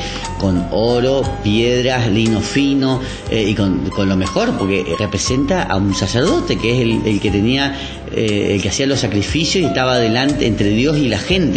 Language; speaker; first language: Spanish; native; Spanish